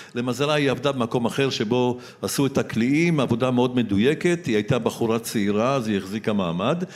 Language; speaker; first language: Hebrew; early bilingual, other home language; Polish